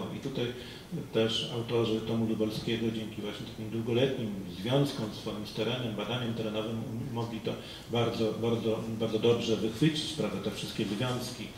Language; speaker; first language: Polish; native; Polish